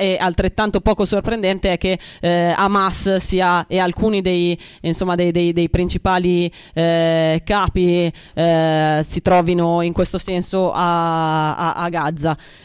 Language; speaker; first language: Italian; native; Italian